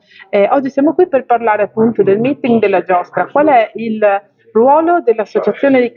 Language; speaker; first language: Italian; native; Italian